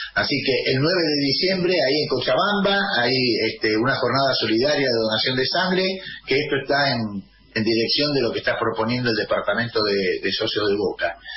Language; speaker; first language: Spanish; native; Spanish